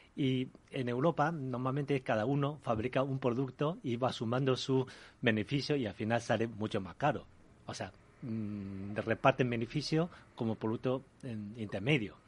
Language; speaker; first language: Spanish; early bilingual, other home language; Chinese